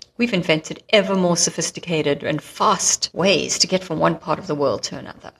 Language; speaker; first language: English; native; English